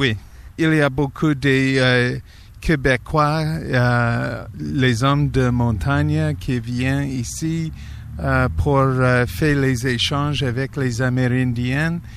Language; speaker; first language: French; non-native, learner; English